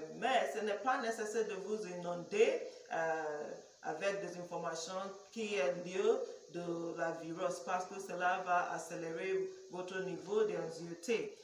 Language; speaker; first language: French; non-native, learner; English